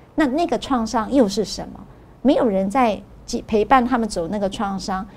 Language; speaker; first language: Chinese; non-native, local second language; Min Nan Chinese